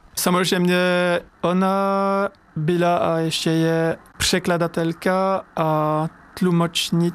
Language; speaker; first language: Czech; non-native, fluent; French